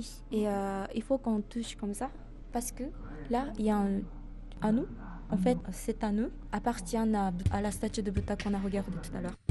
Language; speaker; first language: French; non-native, fluent; Japanese